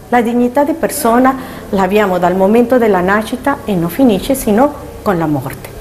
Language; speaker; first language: Italian; non-native, fluent; Spanish